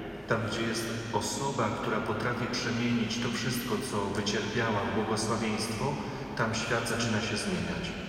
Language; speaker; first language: Polish; native; Polish